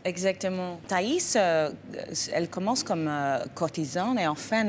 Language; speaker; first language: French; non-native, fluent; English